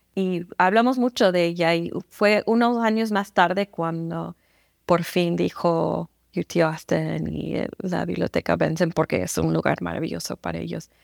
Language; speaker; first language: Spanish; non-native, fluent; English